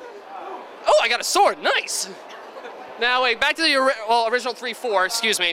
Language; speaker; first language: English; native; English